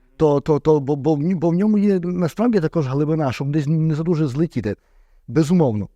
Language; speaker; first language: Ukrainian; native; Ukrainian